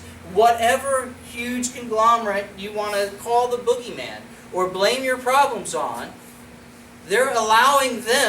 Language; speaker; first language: English; native; English